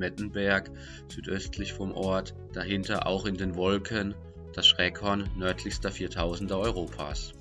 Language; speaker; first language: German; native; German